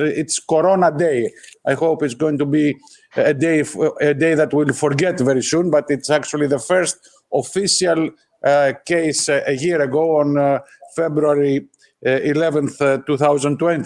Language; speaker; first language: English; non-native, fluent; Greek